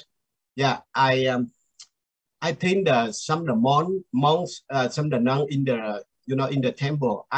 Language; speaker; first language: English; non-native, learner; Vietnamese